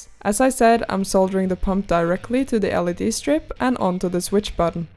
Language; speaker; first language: English; non-native, fluent; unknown